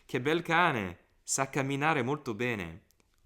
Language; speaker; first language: Italian; non-native, fluent; English